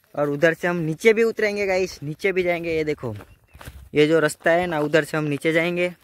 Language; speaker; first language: Hindi; non-native, local second language; Gujarati